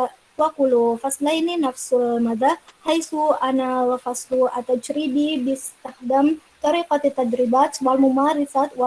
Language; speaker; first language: Arabic; non-native, learner; Indonesian